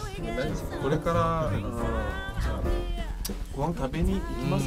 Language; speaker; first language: Japanese; non-native, learner; Korean